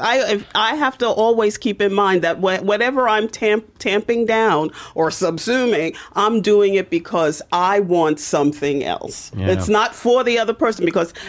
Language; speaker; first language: English; native; English